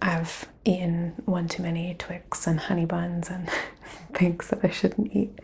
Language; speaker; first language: English; native; English